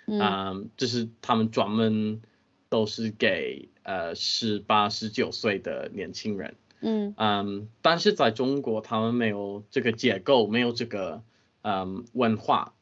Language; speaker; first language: Chinese; non-native, fluent; English